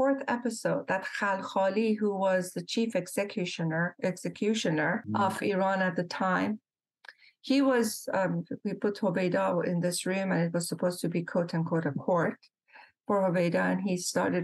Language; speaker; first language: English; non-native, fluent; Persian